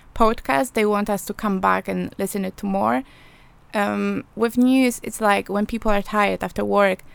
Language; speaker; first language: English; non-native, fluent; Polish